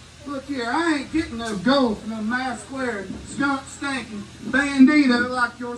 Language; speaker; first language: English; native; English